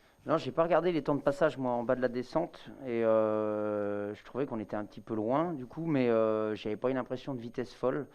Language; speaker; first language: French; native; French